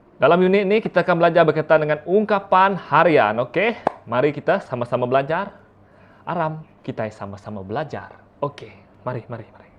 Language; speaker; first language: Malay; non-native, local second language; Iban